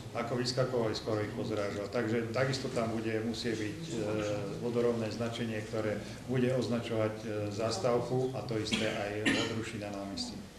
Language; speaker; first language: Slovak; native; Slovak